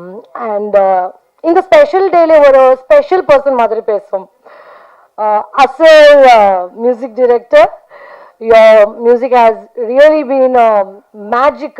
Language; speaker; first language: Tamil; non-native, learner; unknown